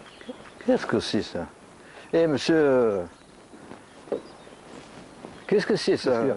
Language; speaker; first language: French; native; French